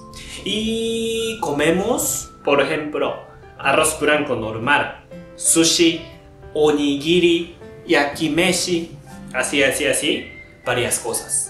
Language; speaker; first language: Spanish; non-native, fluent; Japanese